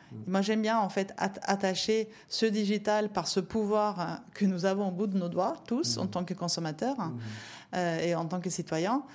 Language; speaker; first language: French; non-native, fluent; Norwegian